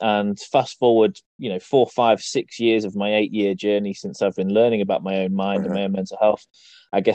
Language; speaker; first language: English; native; English